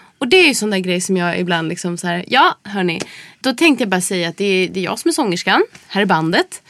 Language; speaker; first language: Swedish; native; Swedish